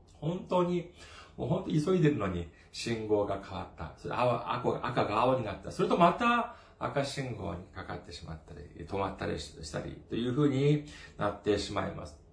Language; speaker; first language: Japanese; non-native, fluent; Korean